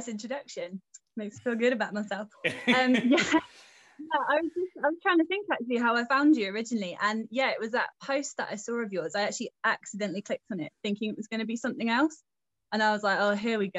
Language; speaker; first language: English; native; English